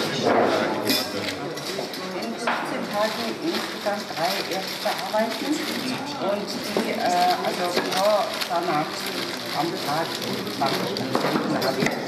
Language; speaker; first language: German; non-native, learner; Mongolian